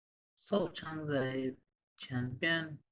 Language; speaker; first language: Chinese; non-native, learner; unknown